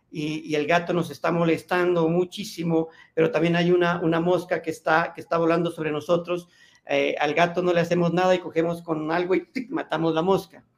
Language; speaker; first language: Spanish; native; Spanish